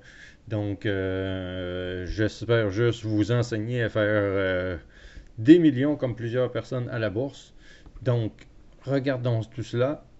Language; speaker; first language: French; native; French